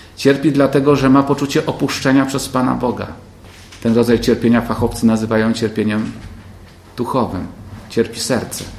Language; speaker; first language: Polish; native; Polish